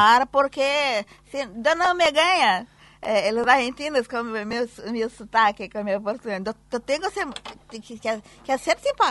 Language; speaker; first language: Spanish; non-native, learner; Portuguese